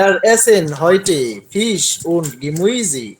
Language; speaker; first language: German; non-native, learner; Bangla